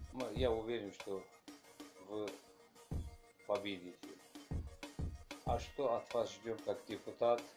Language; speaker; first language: Russian; non-native, fluent; Azerbaijani